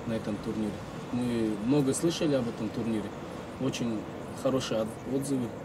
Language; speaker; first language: Russian; non-native, local second language; Kazakh